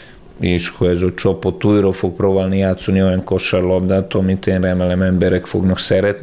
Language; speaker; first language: Hungarian; non-native, learner; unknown